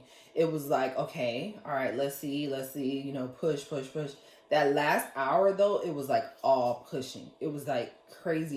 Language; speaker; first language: English; native; English